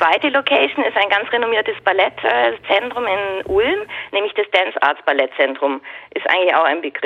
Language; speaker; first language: German; native; German